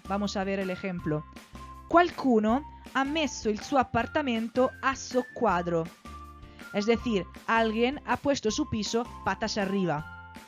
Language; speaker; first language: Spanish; non-native, fluent; Italian